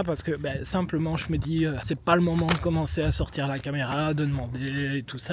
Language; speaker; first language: French; native; French